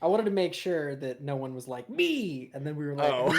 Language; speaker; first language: English; native; English